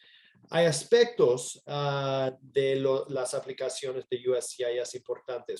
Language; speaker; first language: Spanish; non-native, fluent; English